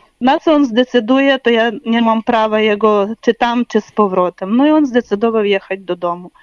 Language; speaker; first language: Polish; non-native, learner; Ukrainian